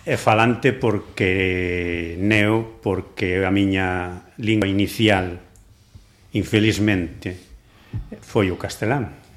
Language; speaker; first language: Galician; non-native, local second language; Spanish